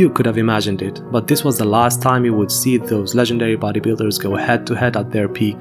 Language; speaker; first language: English; native; English